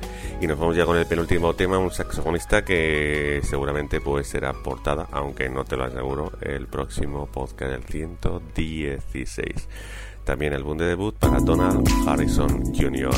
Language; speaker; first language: Spanish; native; Spanish